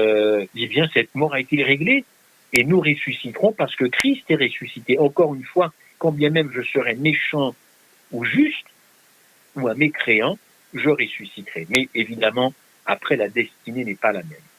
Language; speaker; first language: French; native; French